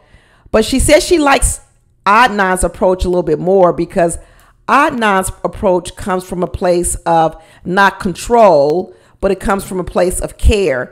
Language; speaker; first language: English; native; English